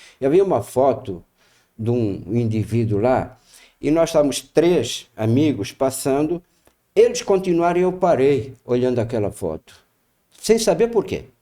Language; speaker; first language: Portuguese; native; Portuguese